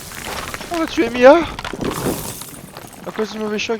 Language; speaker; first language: French; native; French